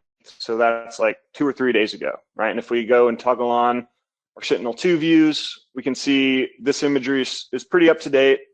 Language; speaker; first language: English; native; English